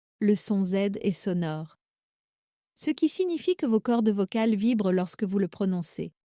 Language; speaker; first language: French; native; French